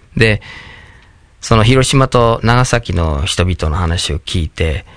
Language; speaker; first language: Japanese; non-native, fluent; English